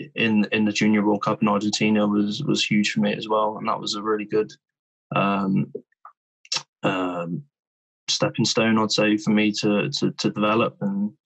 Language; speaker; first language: English; native; English